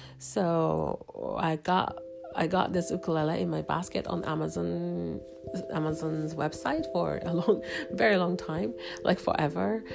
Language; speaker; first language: English; non-native, fluent; Japanese